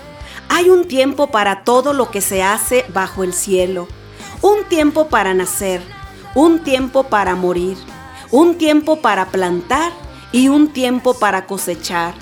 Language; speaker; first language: Spanish; native; Spanish